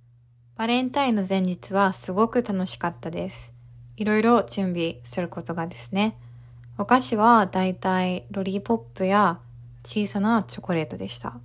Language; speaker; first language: Japanese; early bilingual, heritage; Japanese